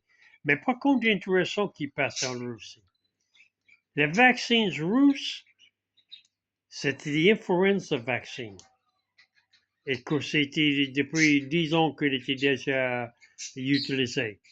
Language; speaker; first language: French; non-native, fluent; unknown